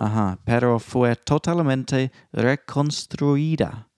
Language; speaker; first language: Spanish; non-native, learner; English